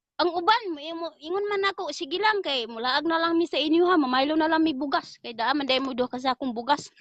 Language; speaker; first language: Cebuano; native; Cebuano